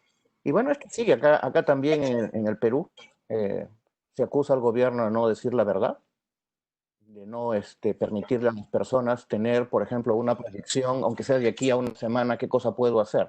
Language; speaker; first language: Spanish; native; Spanish